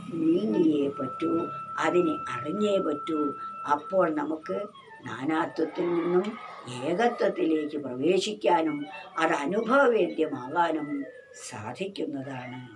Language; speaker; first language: Malayalam; native; Malayalam